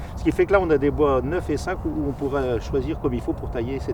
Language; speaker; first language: French; native; French